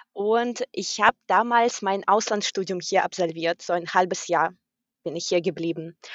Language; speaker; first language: German; non-native, fluent; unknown